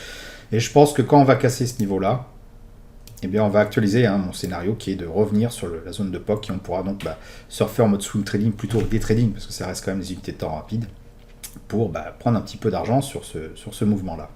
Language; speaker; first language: French; native; French